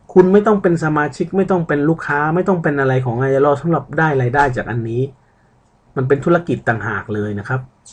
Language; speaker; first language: Thai; early bilingual, other home language; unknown